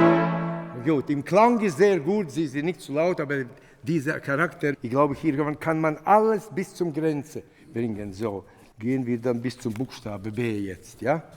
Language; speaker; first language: German; non-native, fluent; Latvian